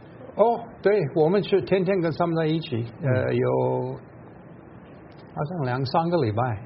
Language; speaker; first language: Chinese; non-native, fluent; English